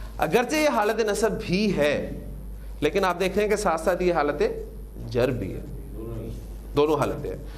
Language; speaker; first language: Urdu; native; Urdu